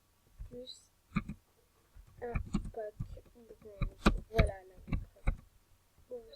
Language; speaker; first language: French; native; French